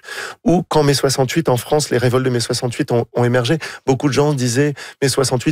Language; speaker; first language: French; native; French